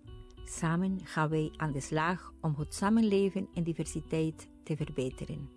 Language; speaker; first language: Dutch; early bilingual, heritage; Spanish